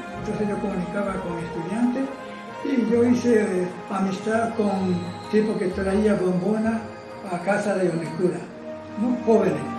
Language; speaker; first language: Spanish; non-native, fluent; Japanese